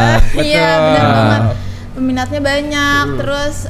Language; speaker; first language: Indonesian; native; Indonesian